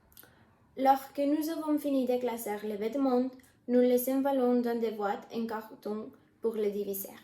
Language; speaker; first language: French; non-native, learner; Spanish